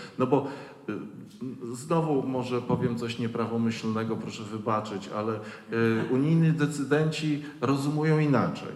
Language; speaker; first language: Polish; native; Polish